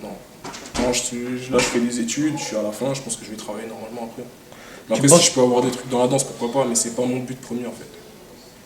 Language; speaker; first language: French; native; French